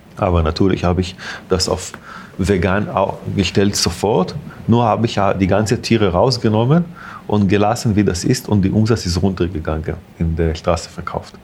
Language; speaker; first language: German; non-native, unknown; Hebrew